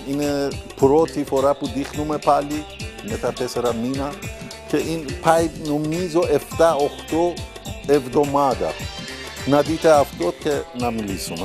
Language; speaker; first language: Greek; non-native, learner; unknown